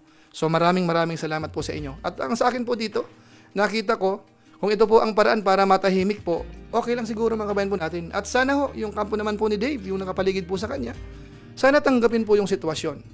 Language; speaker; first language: Filipino; native; Filipino